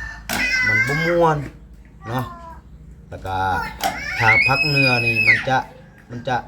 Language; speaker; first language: Thai; non-native, local second language; Lao